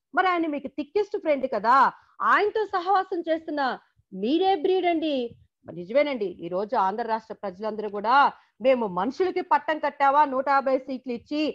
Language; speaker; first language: Telugu; native; Telugu